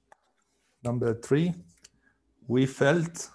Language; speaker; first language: English; non-native, fluent; Spanish